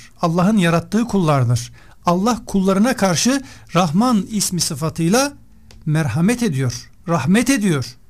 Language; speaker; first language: Turkish; native; Turkish